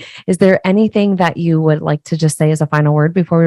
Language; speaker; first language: English; native; English